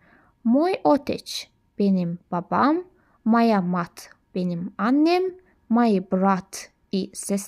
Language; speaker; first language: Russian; non-native, learner; Turkish